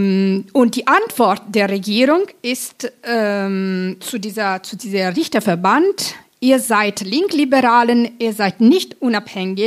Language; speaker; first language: German; non-native, fluent; Italian